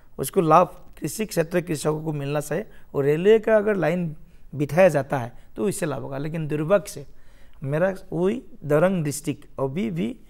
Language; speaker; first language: Hindi; non-native, local second language; Assamese